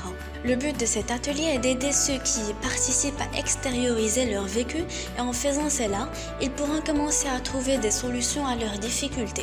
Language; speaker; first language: French; non-native, local second language; Arabic